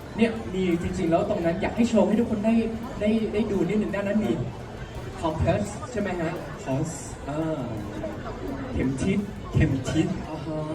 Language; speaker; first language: Thai; native; Thai